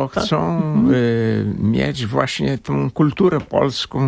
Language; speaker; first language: Polish; early bilingual, heritage; Portuguese